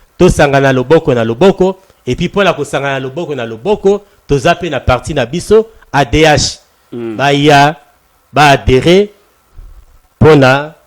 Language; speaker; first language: Lingala; native; Lingala